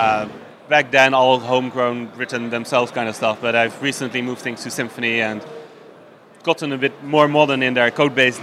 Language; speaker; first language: English; non-native, fluent; Dutch